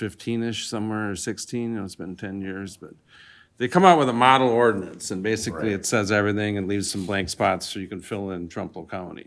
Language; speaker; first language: English; native; English